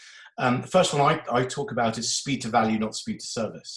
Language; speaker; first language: English; native; English